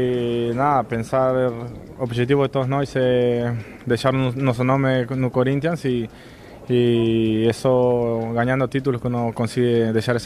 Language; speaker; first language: Portuguese; non-native, fluent; Spanish